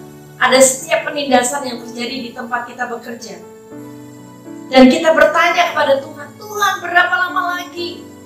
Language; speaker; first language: Indonesian; native; Indonesian